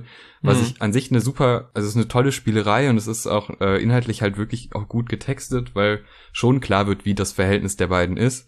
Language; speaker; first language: German; native; German